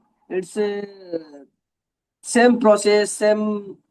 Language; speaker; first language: English; non-native, local second language; Hindi